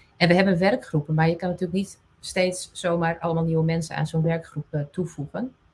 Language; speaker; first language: Dutch; non-native, local second language; Western Frisian